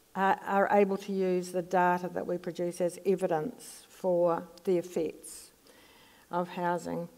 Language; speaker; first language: English; native; English